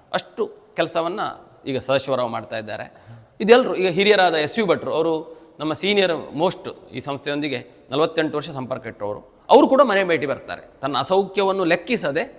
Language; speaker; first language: Kannada; native; Kannada